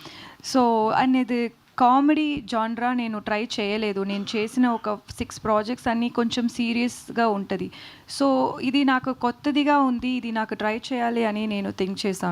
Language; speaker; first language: Telugu; non-native, learner; Tamil